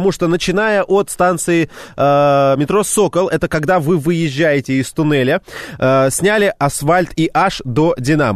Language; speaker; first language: Russian; native; Russian